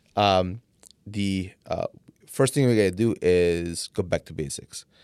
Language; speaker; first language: English; non-native, fluent; Italian